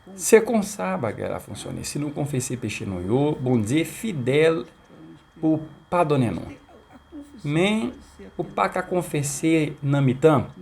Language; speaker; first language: Haitian Creole; native; Haitian Creole